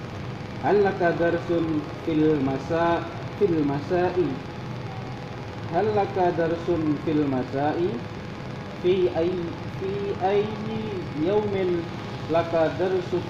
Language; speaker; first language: Arabic; non-native, learner; Indonesian